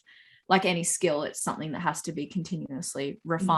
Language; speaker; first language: English; native; English